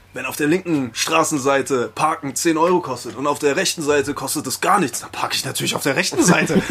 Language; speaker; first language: German; early bilingual, other home language; Spanish